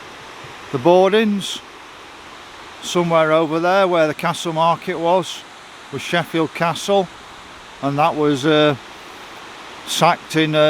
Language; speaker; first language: English; native; English